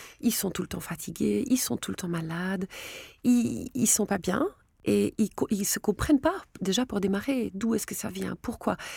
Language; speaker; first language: French; non-native, local second language; Dutch